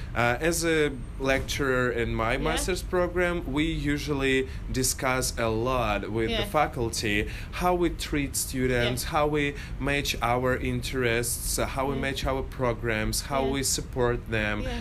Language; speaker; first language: English; non-native, fluent; Russian